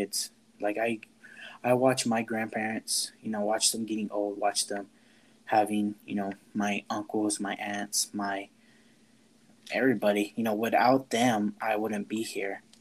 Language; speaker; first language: English; native; English